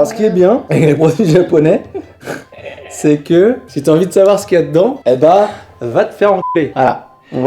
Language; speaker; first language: French; native; French